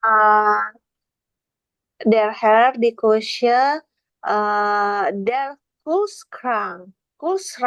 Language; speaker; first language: German; non-native, learner; Indonesian